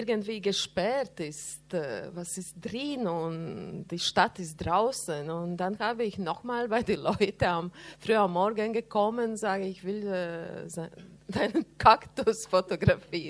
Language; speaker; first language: German; non-native, learner; Latvian